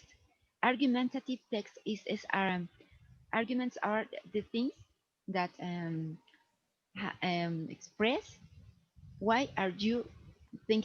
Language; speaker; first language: English; non-native, fluent; Spanish